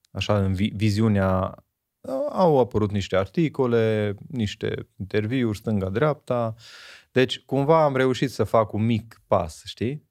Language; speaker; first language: Romanian; non-native, local second language; Hungarian